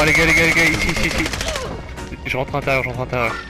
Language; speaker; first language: French; native; French